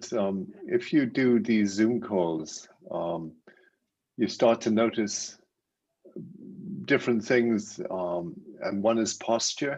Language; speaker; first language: English; native; English